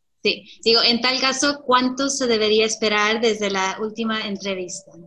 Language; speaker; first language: Spanish; early bilingual, heritage; Spanish